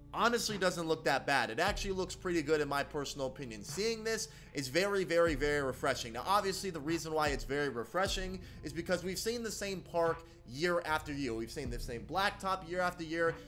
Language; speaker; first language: English; native; English